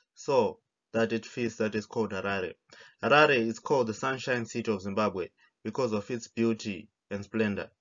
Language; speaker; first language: English; non-native, local second language; Shona